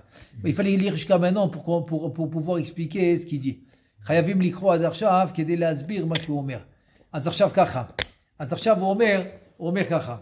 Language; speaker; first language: Hebrew; non-native, fluent; French